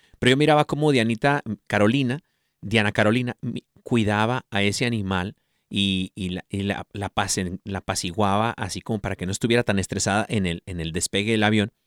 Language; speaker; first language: Spanish; early bilingual, heritage; Spanish